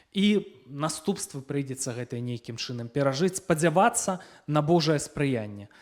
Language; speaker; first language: Belarusian; non-native, local second language; Russian